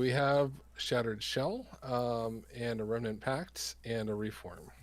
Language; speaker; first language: English; native; English